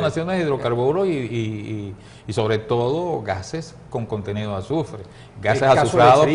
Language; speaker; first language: Spanish; native; Spanish